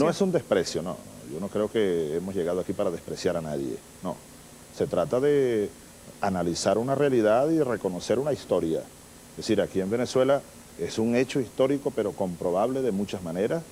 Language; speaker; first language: Spanish; native; Spanish